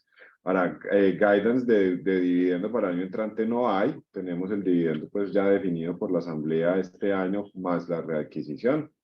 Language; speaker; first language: Spanish; native; Spanish